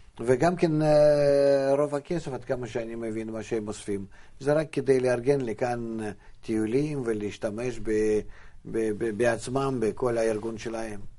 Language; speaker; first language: Hebrew; non-native, fluent; Russian